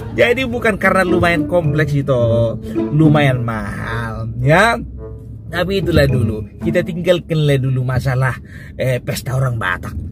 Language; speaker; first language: Indonesian; native; Indonesian